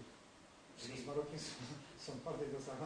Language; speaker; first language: Spanish; non-native, learner; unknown